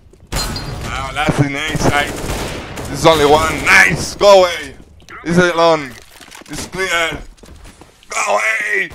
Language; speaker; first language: English; non-native, learner; Spanish